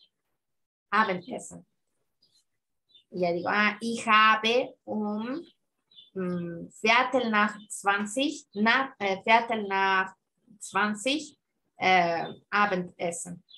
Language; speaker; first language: German; non-native, fluent; Spanish